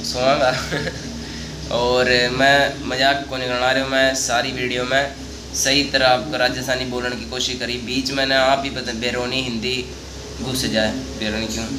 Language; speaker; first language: Hindi; non-native, local second language; Rajasthani